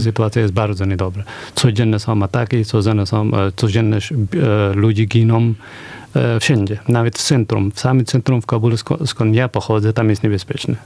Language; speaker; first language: Polish; non-native, fluent; Persian